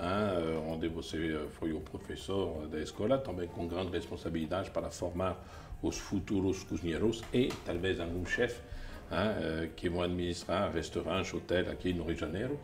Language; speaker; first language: Portuguese; non-native, fluent; French